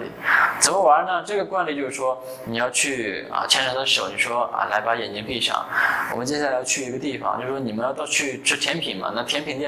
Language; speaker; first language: Chinese; native; Chinese